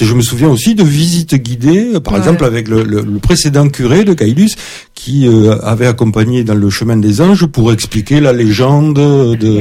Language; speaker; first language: French; native; French